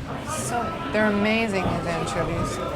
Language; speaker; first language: English; native; English